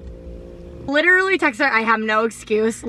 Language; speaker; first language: English; native; English